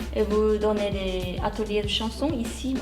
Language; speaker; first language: French; non-native, fluent; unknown